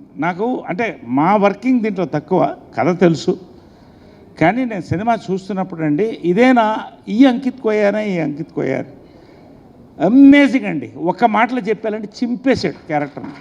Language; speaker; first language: Telugu; native; Telugu